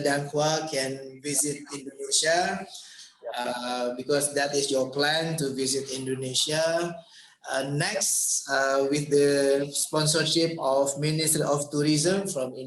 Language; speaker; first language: English; non-native, fluent; Indonesian